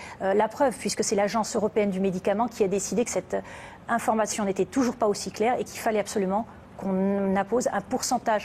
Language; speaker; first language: French; native; French